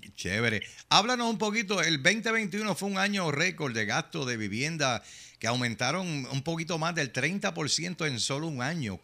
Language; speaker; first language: Spanish; native; Spanish